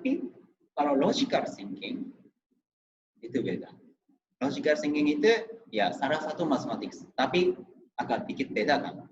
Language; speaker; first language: Indonesian; non-native, fluent; Japanese